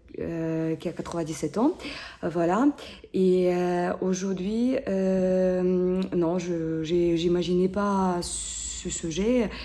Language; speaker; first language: French; non-native, fluent; Ukrainian